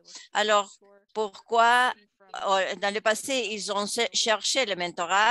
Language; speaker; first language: French; non-native, fluent; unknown